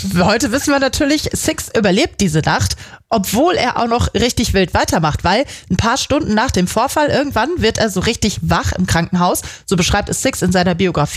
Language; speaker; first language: German; native; German